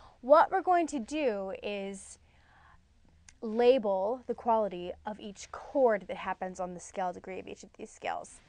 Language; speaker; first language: English; native; English